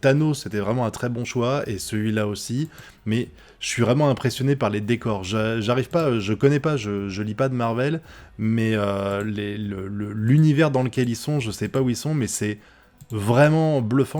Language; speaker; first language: French; native; French